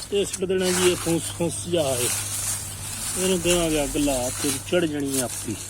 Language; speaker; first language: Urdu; non-native, local second language; Punjabi